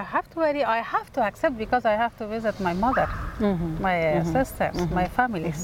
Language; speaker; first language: English; non-native, fluent; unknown